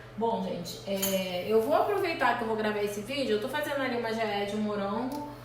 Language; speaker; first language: Portuguese; native; Portuguese